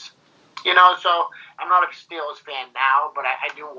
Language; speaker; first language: English; native; English